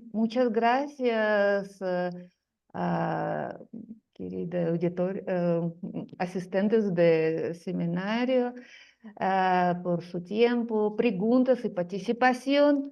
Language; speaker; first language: Spanish; non-native, fluent; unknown